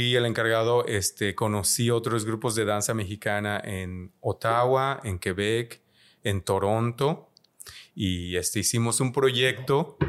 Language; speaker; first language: Spanish; native; Spanish